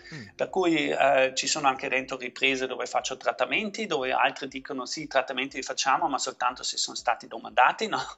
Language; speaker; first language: Italian; non-native, local second language; German